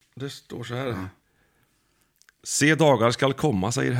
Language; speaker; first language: Swedish; native; Swedish